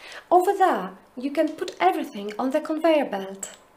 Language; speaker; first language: English; non-native, fluent; Polish